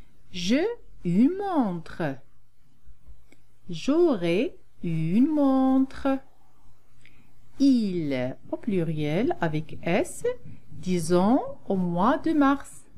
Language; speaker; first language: French; non-native, local second language; Arabic